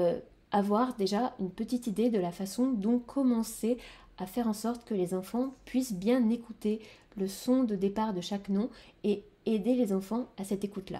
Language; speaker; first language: French; native; French